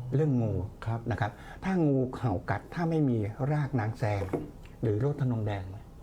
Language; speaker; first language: Thai; native; Thai